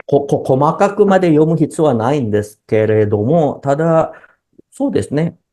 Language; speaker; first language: Japanese; non-native, fluent; Indonesian